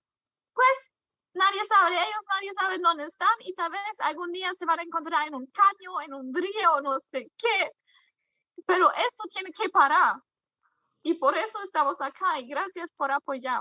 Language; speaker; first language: Spanish; non-native, fluent; German